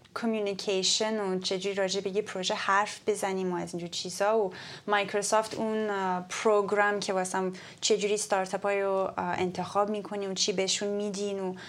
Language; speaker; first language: Persian; early bilingual, heritage; Persian